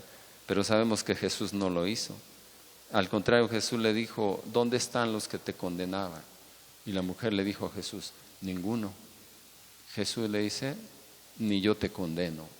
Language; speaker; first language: Spanish; native; Spanish